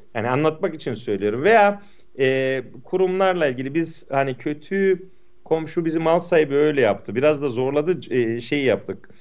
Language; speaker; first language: Turkish; non-native, local second language; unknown